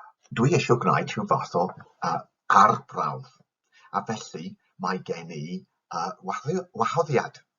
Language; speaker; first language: Welsh; non-native, fluent; English